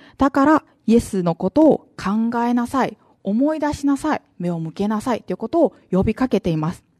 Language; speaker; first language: Japanese; non-native, fluent; Korean